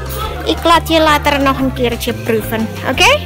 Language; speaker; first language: Dutch; non-native, local second language; Indonesian